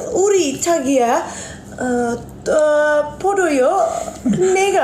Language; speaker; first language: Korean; non-native, learner; Indonesian